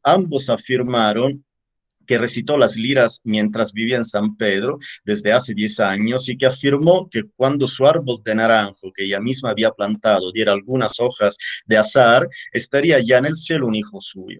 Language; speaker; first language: Spanish; native; Spanish